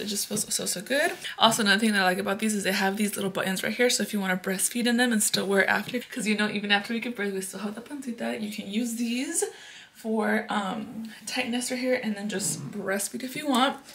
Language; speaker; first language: English; early bilingual, other home language; Spanish